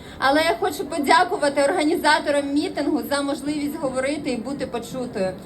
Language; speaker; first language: Ukrainian; native; Ukrainian